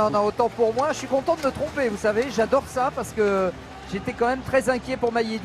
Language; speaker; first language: French; native; French